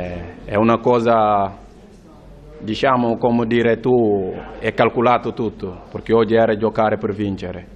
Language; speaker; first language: Italian; non-native, learner; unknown